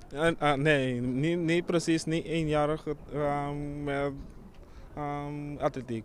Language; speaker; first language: Dutch; non-native, local second language; Papiamento